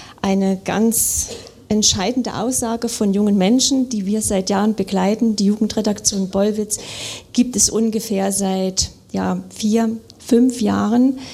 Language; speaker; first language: German; native; German